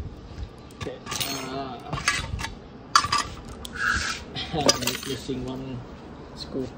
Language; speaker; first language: English; non-native, local second language; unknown